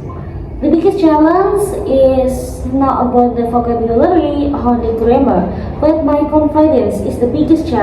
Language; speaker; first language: English; non-native, learner; Indonesian